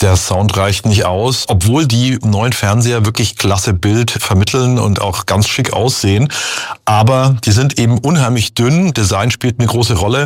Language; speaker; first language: German; native; German